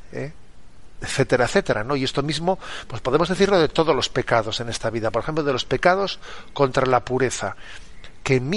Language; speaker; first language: Spanish; native; Spanish